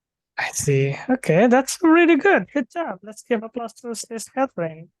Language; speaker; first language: English; non-native, fluent; Indonesian